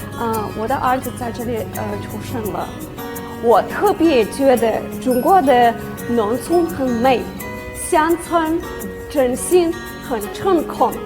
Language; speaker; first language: Chinese; non-native, fluent; Russian